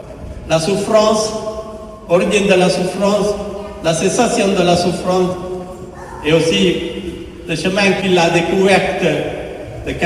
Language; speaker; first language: French; non-native, fluent; Sinhala